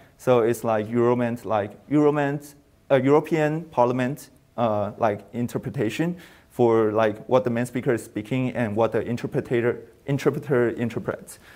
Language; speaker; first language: English; non-native, fluent; Chinese